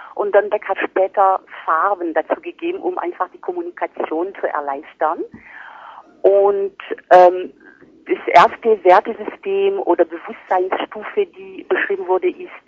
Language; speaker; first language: German; non-native, fluent; French